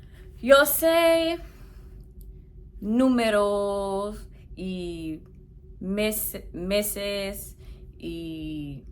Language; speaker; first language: Spanish; non-native, learner; English